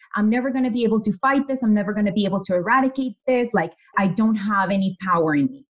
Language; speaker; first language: English; non-native, fluent; Spanish